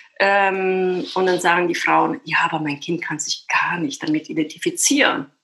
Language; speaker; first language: German; non-native, fluent; Italian